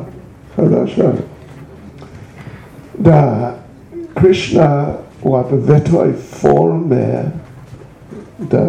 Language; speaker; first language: Russian; non-native, learner; English